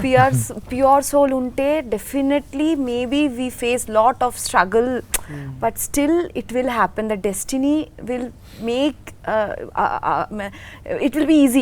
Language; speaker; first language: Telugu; non-native, learner; Bangla